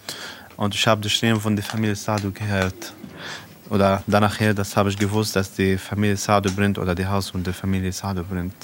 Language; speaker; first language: German; non-native, learner; Arabic